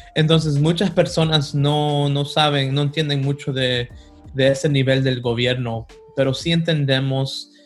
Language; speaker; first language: Spanish; early bilingual, heritage; Spanish